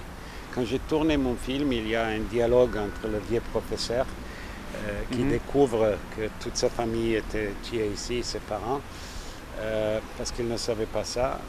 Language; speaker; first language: French; non-native, fluent; Serbian